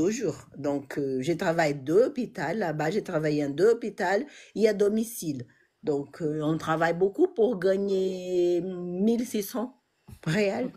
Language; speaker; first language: French; non-native, learner; Portuguese